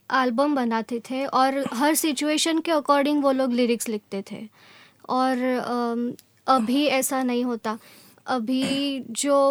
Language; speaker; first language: Hindi; non-native, local second language; Gujarati